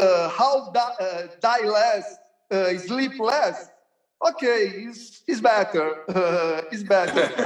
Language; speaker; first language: English; non-native, learner; Portuguese